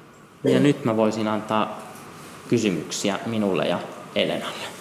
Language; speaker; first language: Finnish; native; Finnish